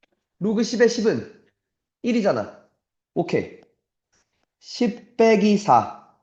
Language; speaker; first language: Korean; native; Korean